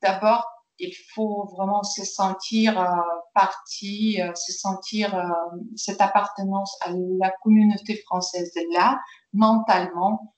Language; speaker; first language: French; non-native, fluent; Ukrainian